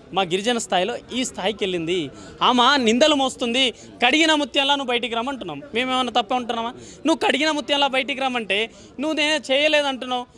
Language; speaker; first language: Telugu; native; Telugu